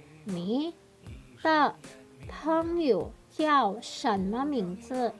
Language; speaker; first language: Chinese; non-native, fluent; Indonesian